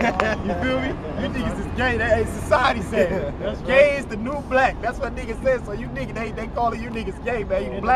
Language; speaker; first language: English; native; English